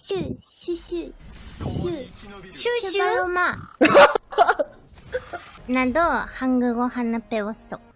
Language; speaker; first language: Korean; non-native, learner; Japanese